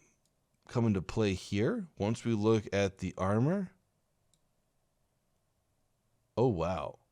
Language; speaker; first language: English; native; English